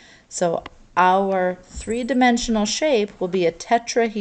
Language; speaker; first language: English; native; English